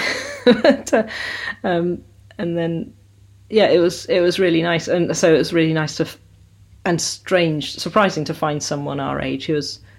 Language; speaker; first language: English; native; English